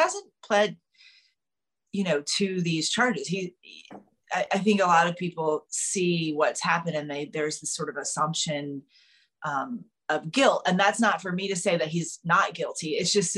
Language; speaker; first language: English; native; English